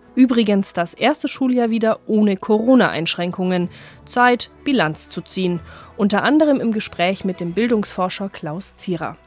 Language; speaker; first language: German; native; German